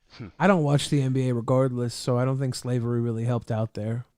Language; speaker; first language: English; native; English